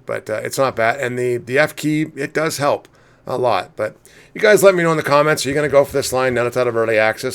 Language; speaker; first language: English; native; English